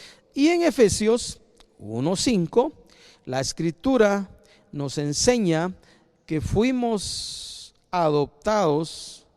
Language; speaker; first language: Spanish; native; Spanish